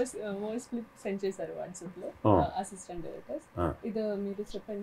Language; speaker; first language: Telugu; non-native, learner; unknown